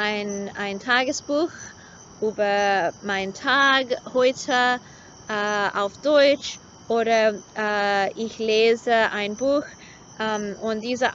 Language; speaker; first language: German; non-native, learner; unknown